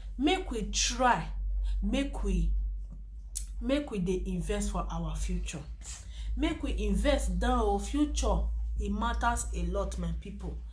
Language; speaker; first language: Nigerian Pidgin; non-native, local second language; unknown